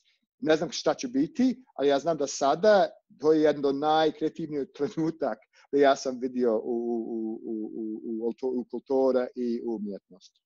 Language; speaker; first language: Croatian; non-native, learner; English